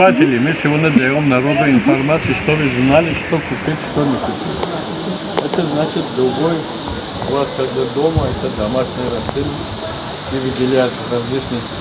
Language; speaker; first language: Russian; non-native, local second language; Tajik